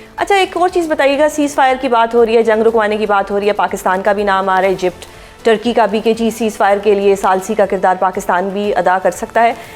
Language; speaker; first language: Urdu; native; Urdu